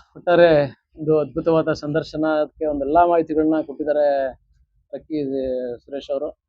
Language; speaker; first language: Kannada; native; Kannada